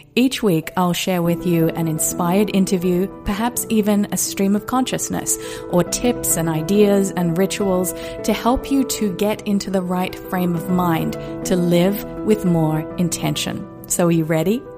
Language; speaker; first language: English; native; English